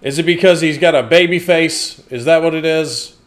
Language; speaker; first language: English; native; English